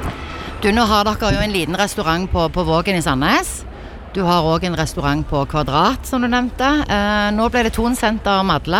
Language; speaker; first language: Norwegian; native; Norwegian